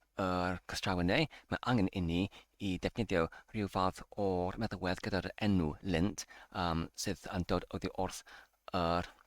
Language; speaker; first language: Welsh; non-native, fluent; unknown